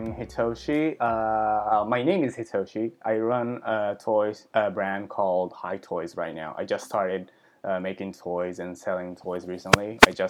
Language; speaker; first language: English; early bilingual, other home language; Japanese